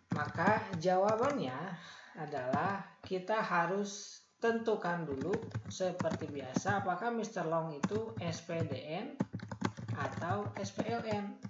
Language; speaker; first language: Indonesian; native; Indonesian